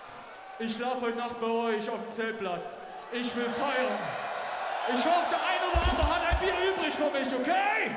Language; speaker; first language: German; native; German